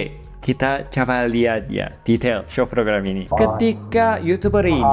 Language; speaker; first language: Indonesian; non-native, fluent; Korean